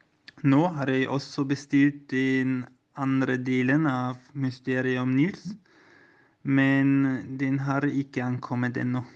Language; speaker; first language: Norwegian; non-native, learner; German